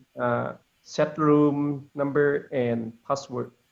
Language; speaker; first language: English; non-native, learner; Lao